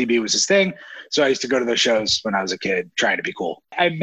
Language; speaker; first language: English; native; English